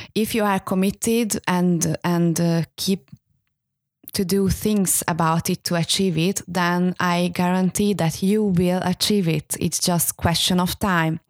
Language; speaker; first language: English; non-native, fluent; Hungarian